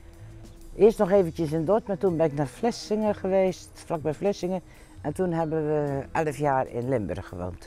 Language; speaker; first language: Dutch; native; Dutch